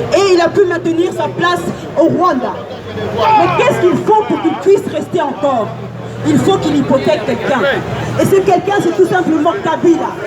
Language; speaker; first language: French; non-native, local second language; Lingala